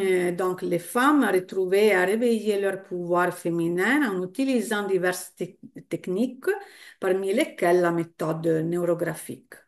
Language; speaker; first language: French; non-native, fluent; Italian